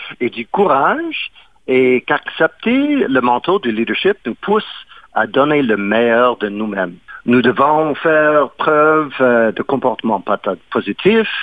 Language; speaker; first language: French; non-native, fluent; English